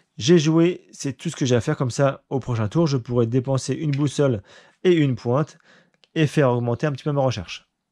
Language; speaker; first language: French; native; French